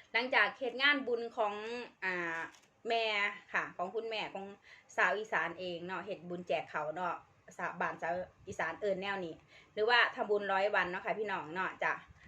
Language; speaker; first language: Thai; native; Thai